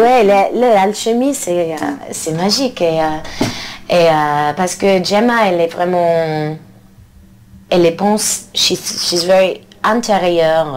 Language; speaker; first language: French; non-native, learner; English